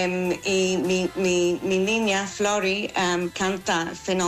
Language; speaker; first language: Spanish; non-native, learner; English